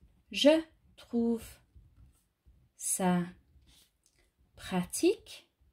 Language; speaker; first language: French; non-native, fluent; English